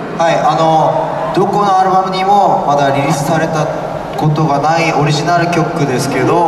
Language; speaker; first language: Japanese; non-native, fluent; Korean